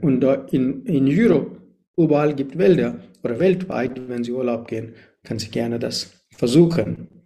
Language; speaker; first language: German; non-native, learner; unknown